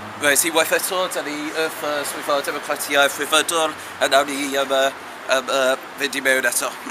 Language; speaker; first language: Welsh; native; Welsh